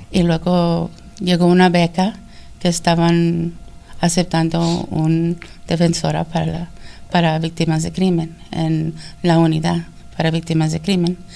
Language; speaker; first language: Spanish; early bilingual, heritage; Spanish